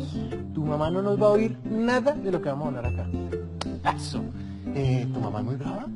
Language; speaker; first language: Spanish; native; Spanish